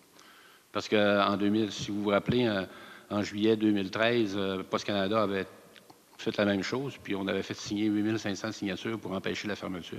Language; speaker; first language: French; native; French